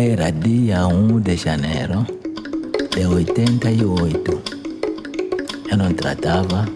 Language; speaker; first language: Portuguese; non-native, local second language; Kongo